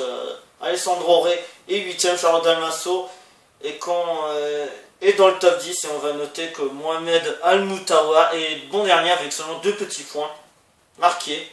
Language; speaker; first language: French; native; French